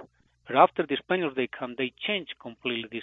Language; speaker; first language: English; non-native, fluent; Spanish